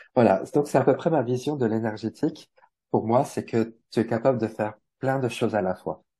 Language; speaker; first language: French; native; French